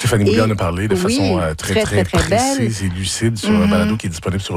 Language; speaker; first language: French; native; French